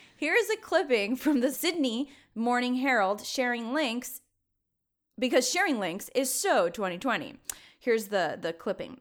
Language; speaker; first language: English; early bilingual, other home language; Spanish